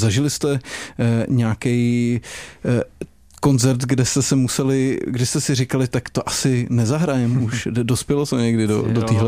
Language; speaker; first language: Czech; native; Czech